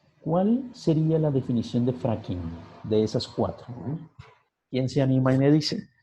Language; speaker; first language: Spanish; native; Spanish